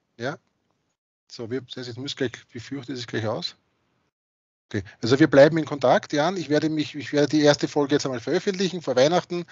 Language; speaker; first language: German; native; German